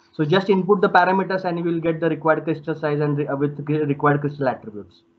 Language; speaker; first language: English; non-native, local second language; Marathi